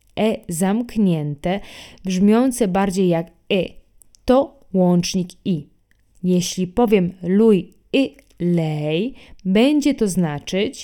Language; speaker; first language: Polish; non-native, fluent; Italian